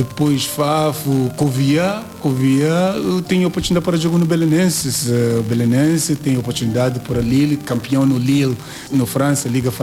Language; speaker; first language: Portuguese; non-native, learner; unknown